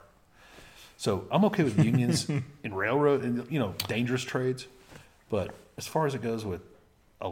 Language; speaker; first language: English; early bilingual, other home language; Spanish